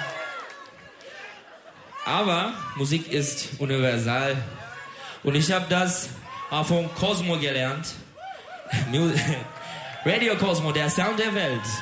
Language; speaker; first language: German; non-native, learner; Turkish